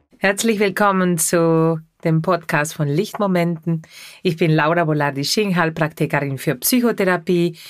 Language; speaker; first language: German; non-native, fluent; Spanish